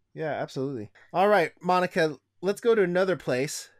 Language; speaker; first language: English; native; English